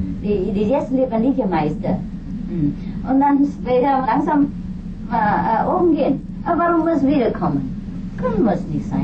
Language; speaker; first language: German; non-native, learner; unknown